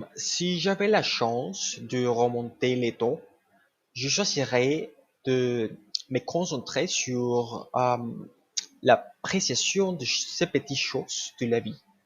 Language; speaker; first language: French; non-native, learner; Spanish